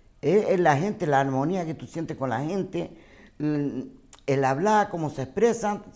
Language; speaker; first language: Spanish; native; Spanish